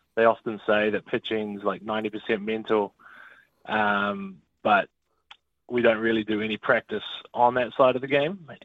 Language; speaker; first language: English; native; English